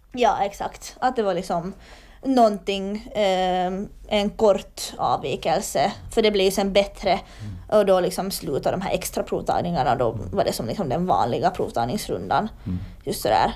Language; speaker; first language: Swedish; native; Swedish